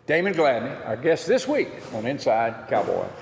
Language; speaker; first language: English; native; English